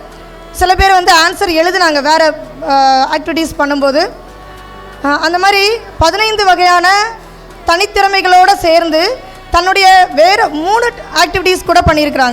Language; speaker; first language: Tamil; native; Tamil